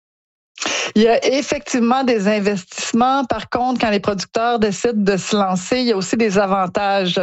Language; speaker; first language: French; native; French